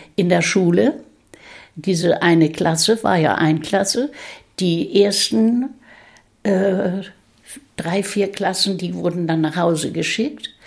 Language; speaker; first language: German; native; German